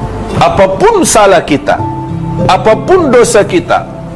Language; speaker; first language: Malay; non-native, fluent; Arabic